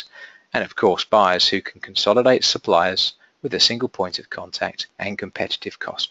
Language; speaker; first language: English; native; English